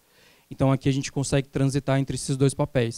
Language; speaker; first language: Portuguese; native; Portuguese